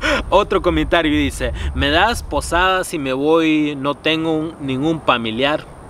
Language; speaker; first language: Spanish; non-native, fluent; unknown